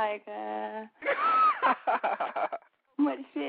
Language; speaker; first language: English; native; English